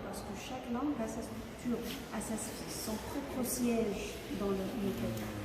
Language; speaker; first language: French; non-native, local second language; Arabic